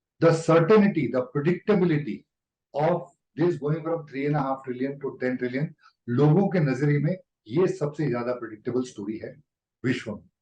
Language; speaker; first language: Hindi; native; Hindi